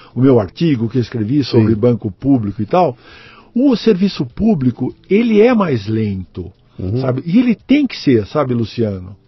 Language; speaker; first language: Portuguese; native; Portuguese